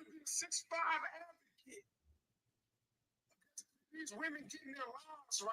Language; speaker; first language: English; native; English